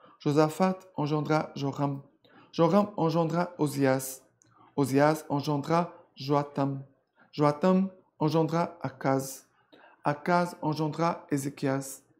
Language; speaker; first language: French; non-native, fluent; Portuguese